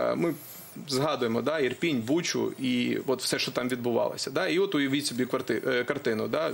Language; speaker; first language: Ukrainian; non-native, local second language; Russian